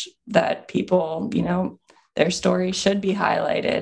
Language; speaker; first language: English; native; English